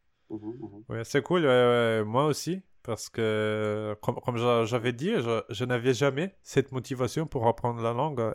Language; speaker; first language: French; non-native, learner; Portuguese